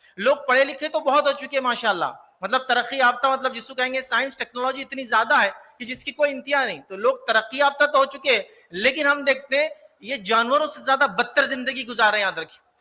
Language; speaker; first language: Urdu; native; Urdu